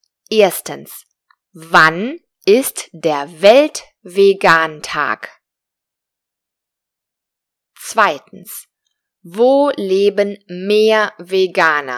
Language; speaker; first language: German; non-native, fluent; Spanish